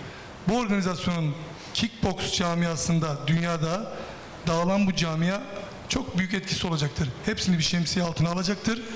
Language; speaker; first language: Turkish; native; Turkish